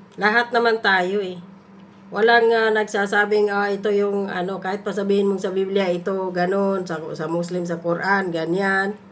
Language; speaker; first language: Filipino; non-native, local second language; Cebuano